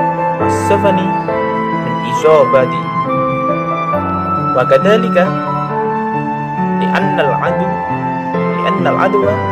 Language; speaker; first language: Arabic; non-native, learner; Indonesian